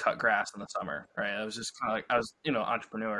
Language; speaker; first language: English; native; English